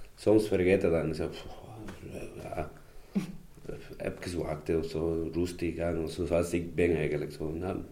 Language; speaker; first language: Dutch; non-native, learner; Spanish